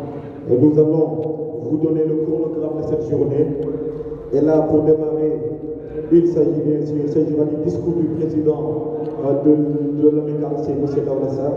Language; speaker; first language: French; non-native, local second language; Wolof